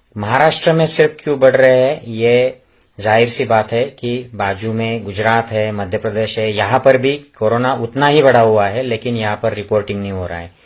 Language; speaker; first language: Hindi; non-native, local second language; Marathi